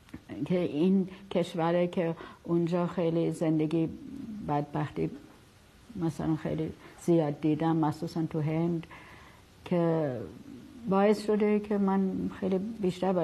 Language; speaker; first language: Persian; non-native, fluent; German